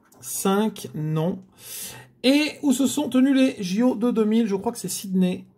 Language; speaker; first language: French; native; French